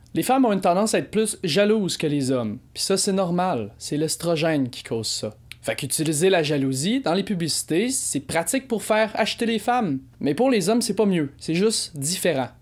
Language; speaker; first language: French; native; French